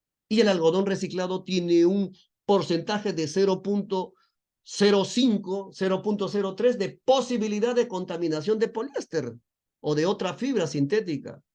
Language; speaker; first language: Spanish; native; Spanish